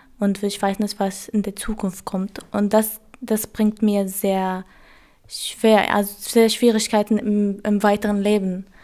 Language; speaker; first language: German; non-native, learner; Arabic